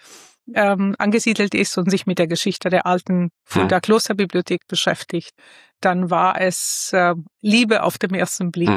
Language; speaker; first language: German; non-native, fluent; Italian